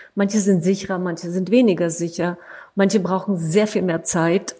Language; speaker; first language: German; native; German